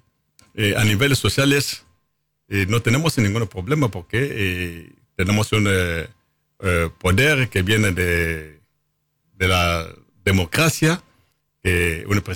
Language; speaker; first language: Spanish; non-native, fluent; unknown